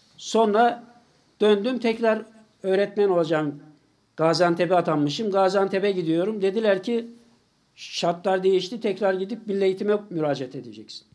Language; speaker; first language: Turkish; native; Turkish